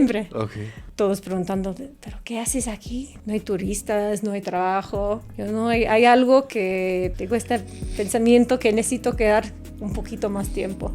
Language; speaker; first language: Spanish; non-native, fluent; English